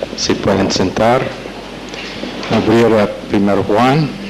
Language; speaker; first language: Spanish; non-native, fluent; English